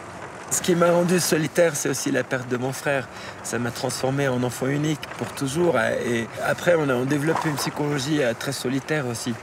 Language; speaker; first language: French; native; French